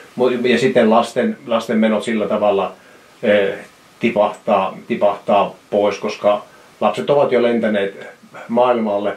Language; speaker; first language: Finnish; native; Finnish